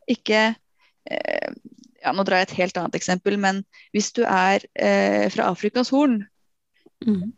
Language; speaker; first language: Norwegian; native; Norwegian